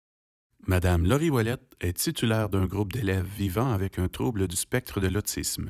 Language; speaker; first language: French; native; French